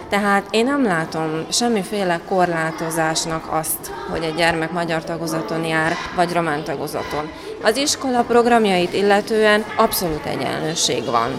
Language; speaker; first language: Hungarian; native; Hungarian